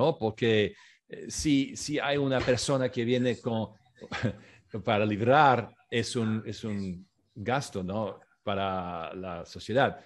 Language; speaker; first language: Spanish; non-native, fluent; French